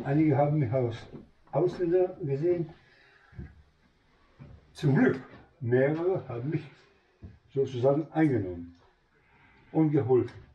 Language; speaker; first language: German; non-native, fluent; Bosnian